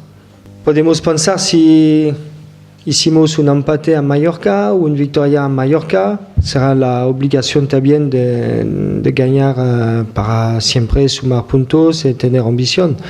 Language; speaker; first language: Spanish; non-native, fluent; French